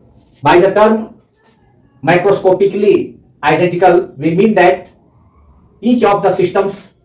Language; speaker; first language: English; non-native, local second language; Hindi